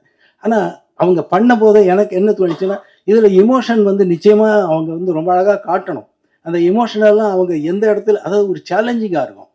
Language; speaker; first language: Tamil; native; Tamil